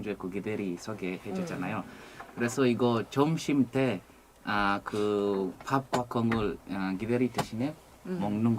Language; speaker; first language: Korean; non-native, fluent; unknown